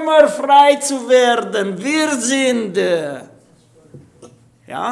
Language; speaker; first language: German; non-native, fluent; Romanian